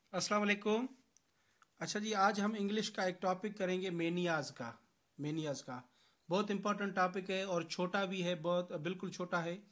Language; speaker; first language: Urdu; non-native, local second language; Sindhi